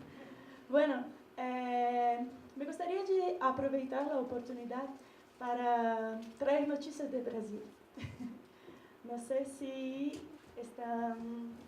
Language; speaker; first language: Spanish; non-native, learner; Portuguese